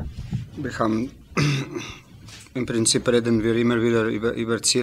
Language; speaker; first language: German; non-native, learner; Slovenian